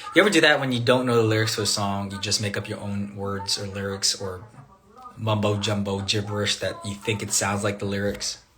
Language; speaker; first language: English; native; English